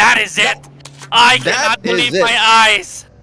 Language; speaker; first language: English; non-native, local second language; Filipino